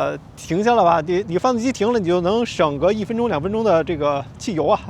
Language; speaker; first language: Chinese; native; Chinese